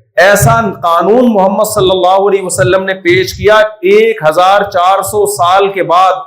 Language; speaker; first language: Urdu; native; Urdu